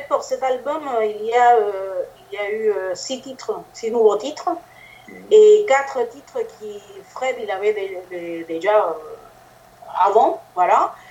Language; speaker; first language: French; non-native, fluent; Spanish